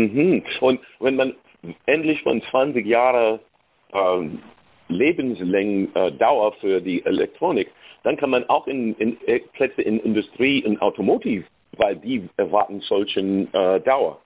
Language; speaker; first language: German; non-native, learner; English